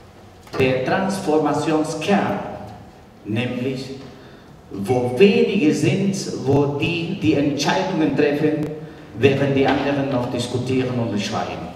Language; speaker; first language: German; non-native, fluent; Spanish